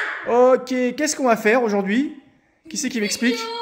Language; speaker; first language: French; native; French